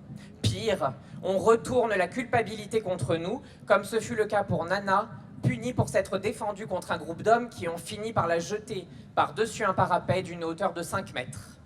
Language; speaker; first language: French; native; French